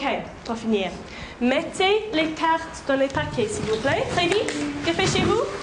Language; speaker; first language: French; non-native, fluent; English